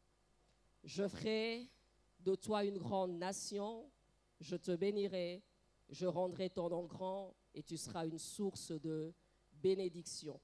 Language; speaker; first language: French; non-native, local second language; Lingala